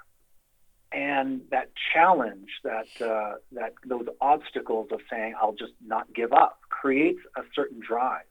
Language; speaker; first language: English; native; English